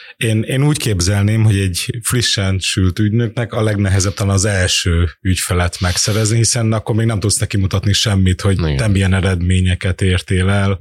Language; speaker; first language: Hungarian; native; Hungarian